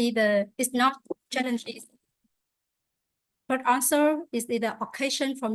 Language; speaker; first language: English; non-native, learner; Vietnamese